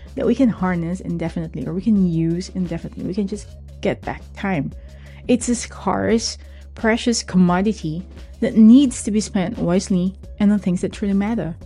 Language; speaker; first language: English; non-native, local second language; Filipino